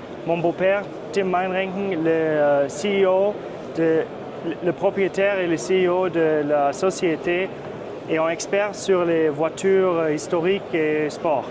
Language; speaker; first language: French; non-native, fluent; German